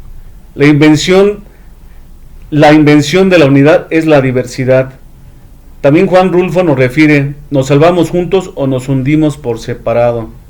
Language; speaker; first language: Spanish; native; Spanish